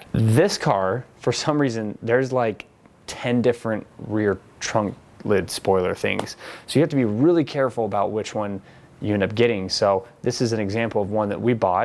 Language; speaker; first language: English; native; English